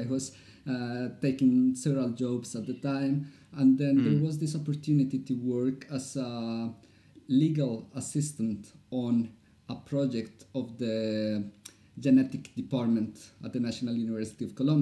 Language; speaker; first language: English; non-native, fluent; Spanish